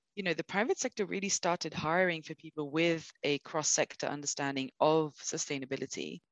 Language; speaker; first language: English; native; English